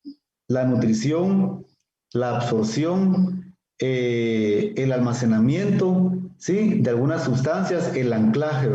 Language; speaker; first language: Spanish; native; Spanish